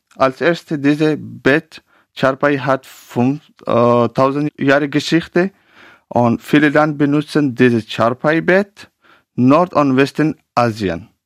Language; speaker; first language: German; non-native, learner; Pashto